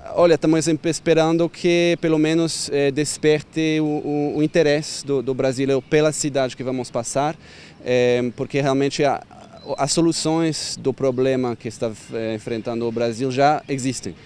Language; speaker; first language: Portuguese; non-native, fluent; French